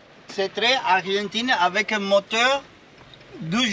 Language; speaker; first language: French; non-native, learner; Spanish